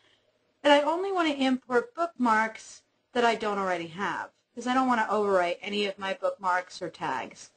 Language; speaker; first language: English; native; English